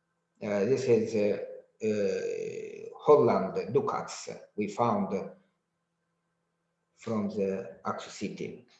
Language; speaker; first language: English; non-native, learner; Azerbaijani